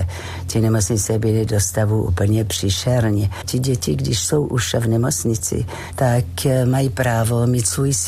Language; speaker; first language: Czech; non-native, fluent; French